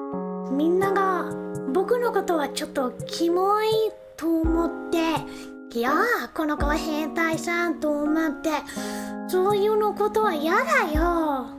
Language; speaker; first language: Japanese; non-native, learner; English